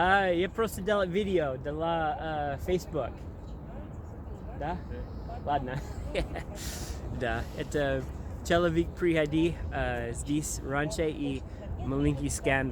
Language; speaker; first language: Russian; non-native, learner; English